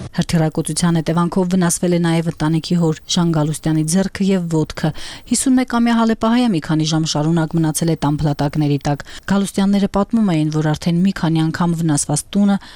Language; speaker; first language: Armenian; native; Armenian